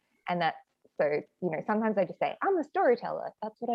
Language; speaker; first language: English; native; English